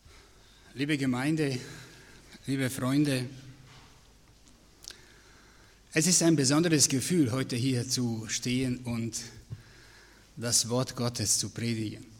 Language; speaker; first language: German; non-native, fluent; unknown